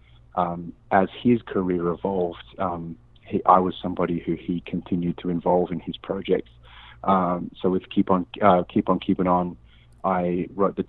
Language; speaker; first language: English; native; English